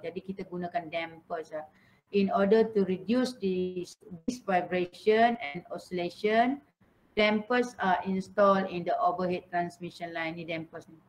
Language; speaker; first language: English; non-native, local second language; Malay